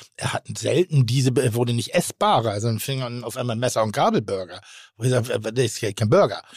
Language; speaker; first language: German; native; German